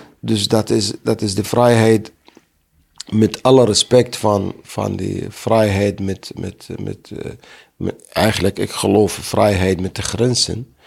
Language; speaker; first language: Dutch; non-native, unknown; Arabic